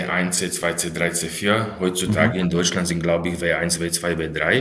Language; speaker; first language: German; non-native, fluent; Slovak